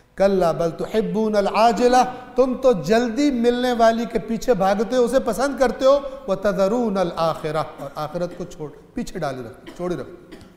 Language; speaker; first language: Urdu; non-native, local second language; Punjabi